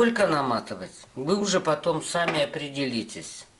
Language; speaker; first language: Russian; native; Russian